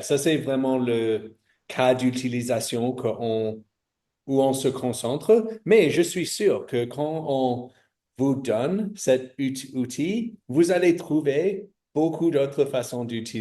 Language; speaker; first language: French; non-native, fluent; English